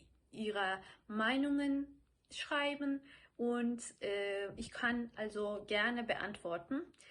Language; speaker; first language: German; non-native, fluent; Turkish